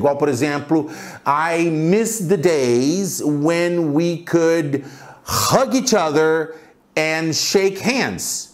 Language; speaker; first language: English; non-native, fluent; Portuguese